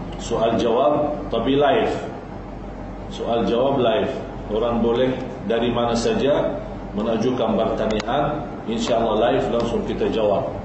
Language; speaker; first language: Malay; non-native, fluent; Arabic